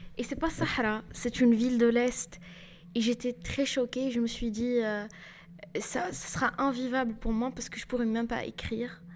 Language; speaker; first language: French; non-native, local second language; Arabic